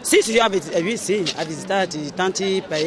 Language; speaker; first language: Italian; non-native, learner; French